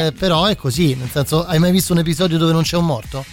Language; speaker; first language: Italian; native; Italian